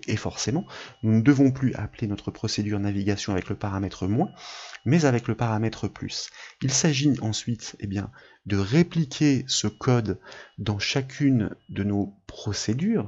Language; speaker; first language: French; native; French